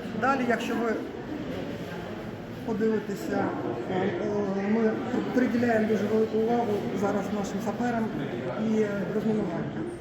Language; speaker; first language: Ukrainian; native; Ukrainian